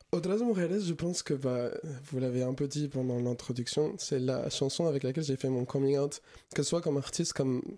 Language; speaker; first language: French; non-native, fluent; Spanish